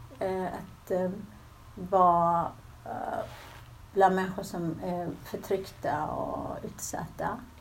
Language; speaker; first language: Swedish; early bilingual, other home language; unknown